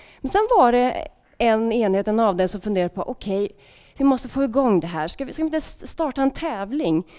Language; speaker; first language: Swedish; native; Swedish